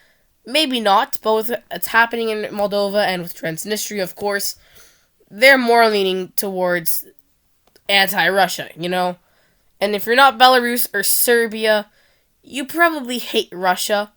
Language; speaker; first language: English; non-native, fluent; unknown